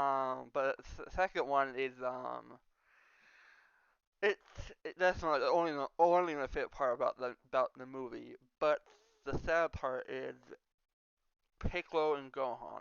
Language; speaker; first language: English; non-native, learner; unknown